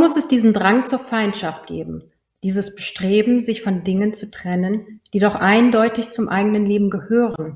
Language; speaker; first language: German; early bilingual, other home language; Persian